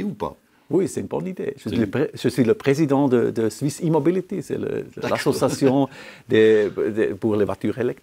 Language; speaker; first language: French; non-native, local second language; German